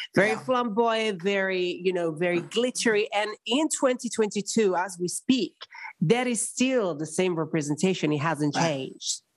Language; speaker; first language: English; non-native, fluent; Italian